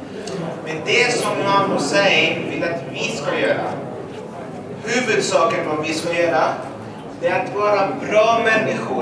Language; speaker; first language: Swedish; early bilingual, other home language; Arabic